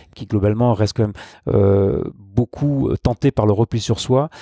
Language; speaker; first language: French; native; French